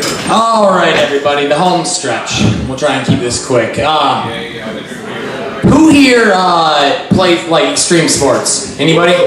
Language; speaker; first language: English; native; English